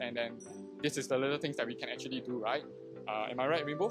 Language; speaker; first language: English; native; English